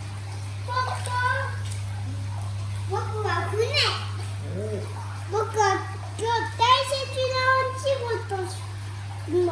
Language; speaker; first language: Japanese; native; Japanese